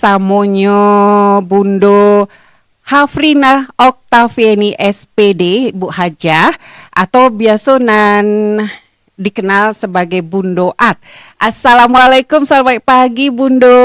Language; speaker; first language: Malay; non-native, local second language; Minangkabau